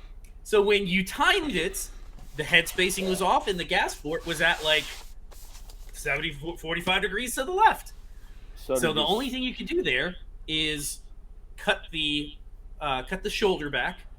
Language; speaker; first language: English; native; English